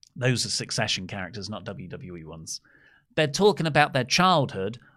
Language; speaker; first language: English; native; English